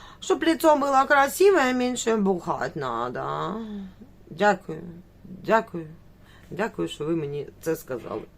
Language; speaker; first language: Ukrainian; native; Ukrainian